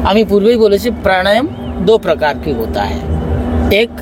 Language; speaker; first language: Hindi; non-native, local second language; Bangla